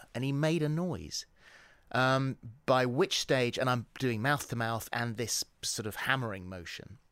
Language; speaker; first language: English; native; English